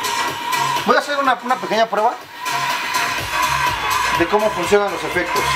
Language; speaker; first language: Spanish; native; Spanish